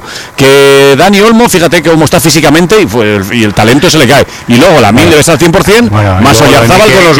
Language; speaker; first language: Spanish; native; Spanish